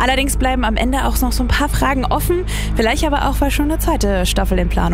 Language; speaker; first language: German; native; German